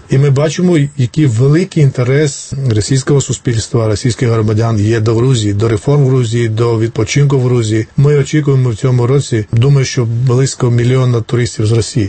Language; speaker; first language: Ukrainian; non-native, fluent; Georgian